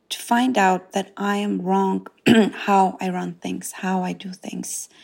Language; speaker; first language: English; non-native, fluent; Macedonian